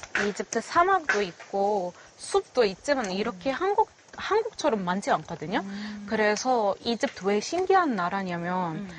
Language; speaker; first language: Korean; non-native, fluent; Arabic